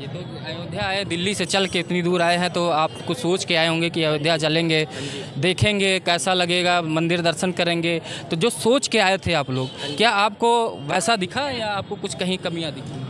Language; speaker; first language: Hindi; native; Hindi